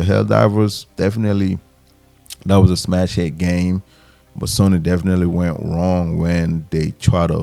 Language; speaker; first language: English; native; English